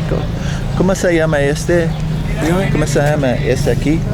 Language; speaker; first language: Spanish; non-native, learner; English